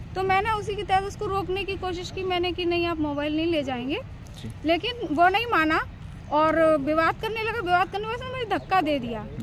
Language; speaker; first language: Hindi; native; Hindi